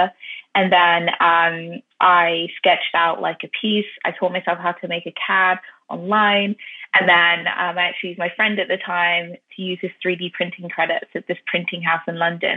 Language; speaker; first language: English; native; English